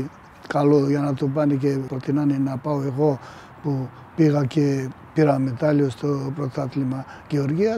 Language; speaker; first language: Greek; non-native, fluent; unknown